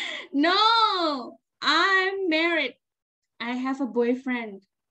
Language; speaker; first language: English; non-native, fluent; Indonesian